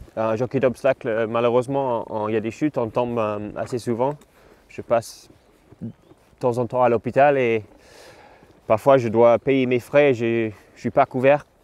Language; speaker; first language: French; non-native, fluent; English